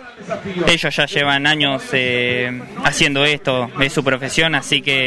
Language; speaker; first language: Spanish; native; Spanish